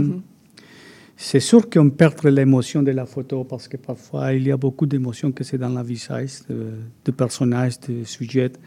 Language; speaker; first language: French; non-native, fluent; Spanish